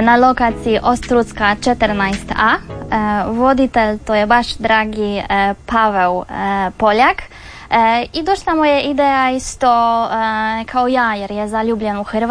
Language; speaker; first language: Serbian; non-native, fluent; Polish